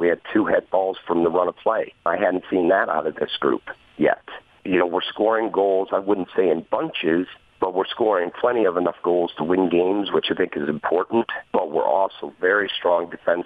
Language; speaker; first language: English; native; English